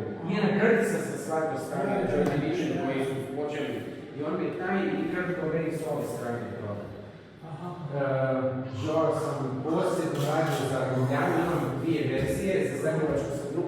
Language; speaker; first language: Croatian; native; Croatian